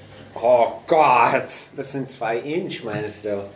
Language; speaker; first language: German; non-native, fluent; English